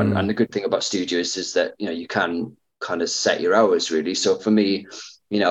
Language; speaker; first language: English; native; English